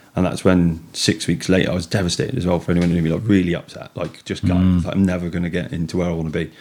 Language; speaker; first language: English; native; English